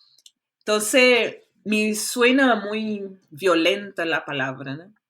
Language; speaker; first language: Spanish; non-native, fluent; Portuguese